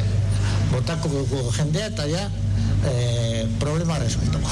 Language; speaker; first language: Basque; non-native, local second language; Spanish